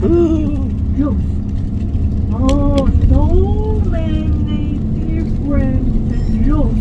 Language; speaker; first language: English; non-native, learner; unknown